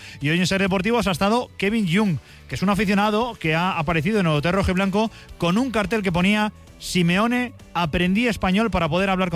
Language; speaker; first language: Spanish; native; Spanish